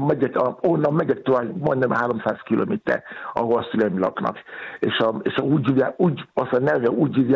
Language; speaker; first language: Hungarian; non-native, fluent; Yoruba